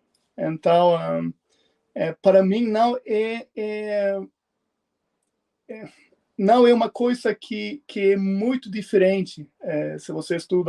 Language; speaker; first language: Portuguese; non-native, fluent; Swedish